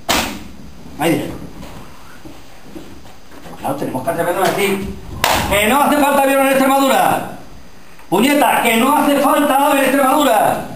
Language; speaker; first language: Spanish; native; Spanish